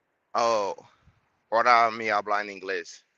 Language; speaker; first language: Spanish; non-native, learner; English